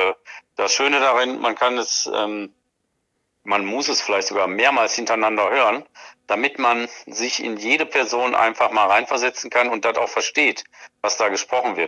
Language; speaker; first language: German; native; German